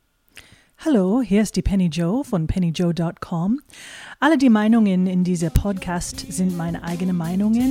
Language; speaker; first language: German; non-native, fluent; English